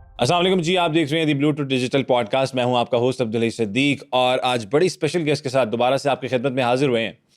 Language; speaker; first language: Urdu; native; Urdu